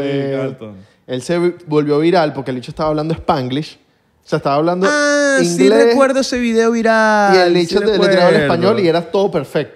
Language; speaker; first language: Spanish; native; Spanish